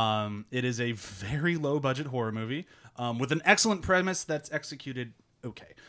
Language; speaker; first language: English; native; English